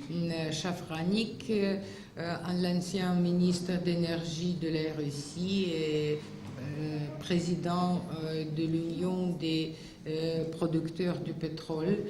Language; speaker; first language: French; non-native, fluent; Russian